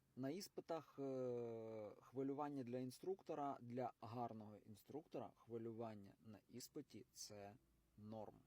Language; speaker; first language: Ukrainian; non-native, local second language; Russian